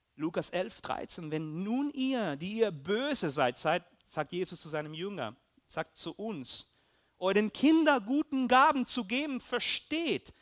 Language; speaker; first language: German; early bilingual, heritage; Spanish